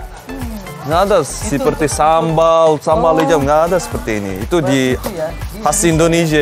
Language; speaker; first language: Indonesian; non-native, fluent; Turkish